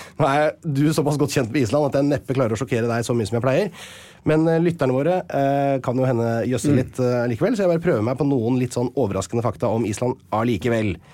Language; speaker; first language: Norwegian; native; Norwegian